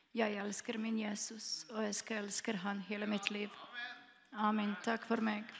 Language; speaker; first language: Norwegian; non-native, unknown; Croatian